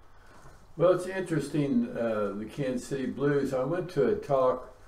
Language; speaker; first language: English; native; English